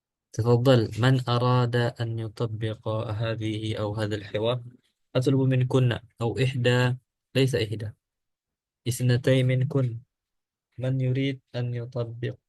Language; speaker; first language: Arabic; non-native, fluent; Indonesian